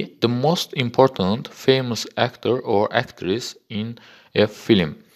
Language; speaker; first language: English; non-native, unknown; Azerbaijani